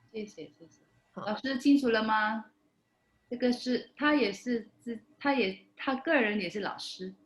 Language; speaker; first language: Chinese; non-native, fluent; Indonesian